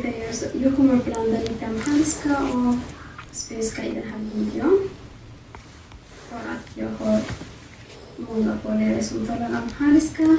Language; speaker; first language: Swedish; non-native, learner; Amharic